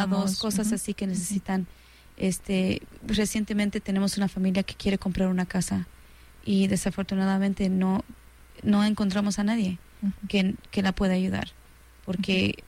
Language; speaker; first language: Spanish; early bilingual, heritage; Spanish